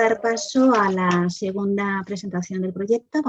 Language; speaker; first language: Spanish; native; Spanish